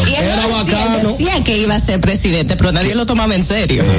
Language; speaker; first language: Spanish; early bilingual, heritage; Spanish